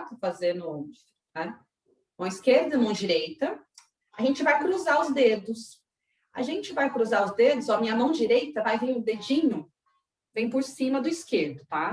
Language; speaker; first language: Portuguese; native; Portuguese